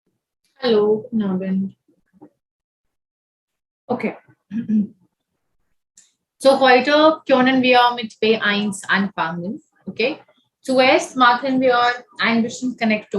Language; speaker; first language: German; non-native, fluent; Hindi